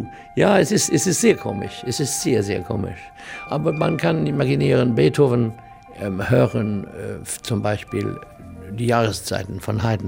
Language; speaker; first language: German; non-native, learner; English